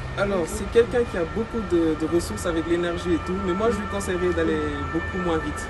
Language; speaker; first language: French; early bilingual, other home language; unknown